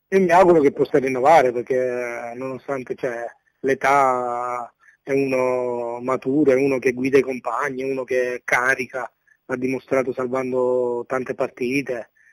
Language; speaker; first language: Italian; native; Italian